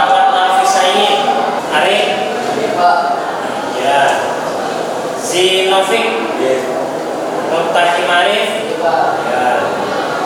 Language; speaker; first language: Indonesian; native; Indonesian